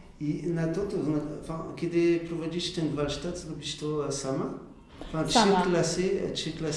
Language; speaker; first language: Polish; non-native, learner; French